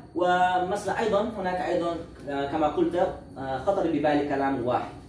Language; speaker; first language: Arabic; non-native, learner; Uzbek